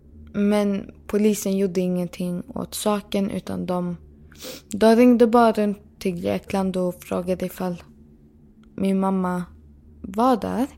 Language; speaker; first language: Swedish; early bilingual, other home language; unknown